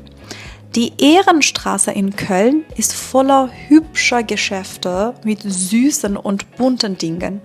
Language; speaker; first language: German; non-native, fluent; Persian